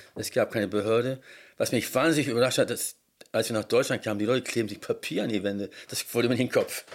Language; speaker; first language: German; early bilingual, heritage; German